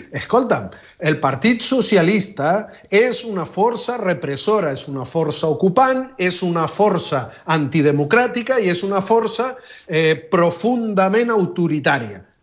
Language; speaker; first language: Catalan; non-native, fluent; Spanish